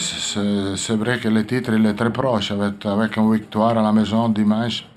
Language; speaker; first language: French; non-native, learner; Italian